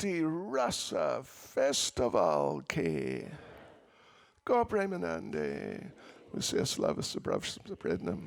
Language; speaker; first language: Russian; non-native, learner; English